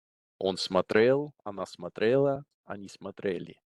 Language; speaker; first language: Russian; non-native, fluent; English